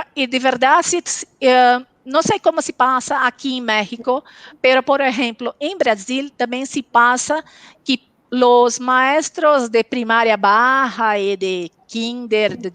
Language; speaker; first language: Spanish; non-native, local second language; Portuguese